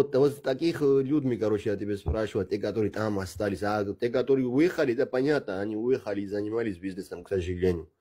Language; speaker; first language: Russian; non-native, local second language; Abkhazian